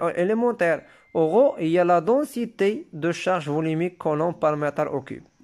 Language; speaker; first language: French; non-native, local second language; Arabic